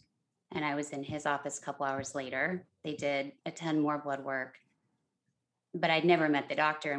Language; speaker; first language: English; native; English